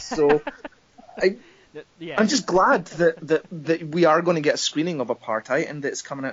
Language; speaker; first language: English; native; English